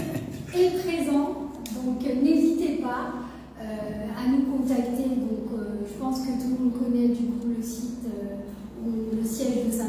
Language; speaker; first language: French; native; French